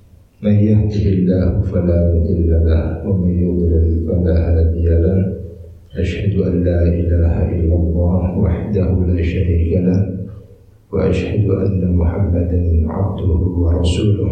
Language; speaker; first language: Arabic; non-native, fluent; Indonesian